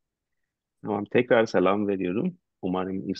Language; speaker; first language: Turkish; non-native, learner; Persian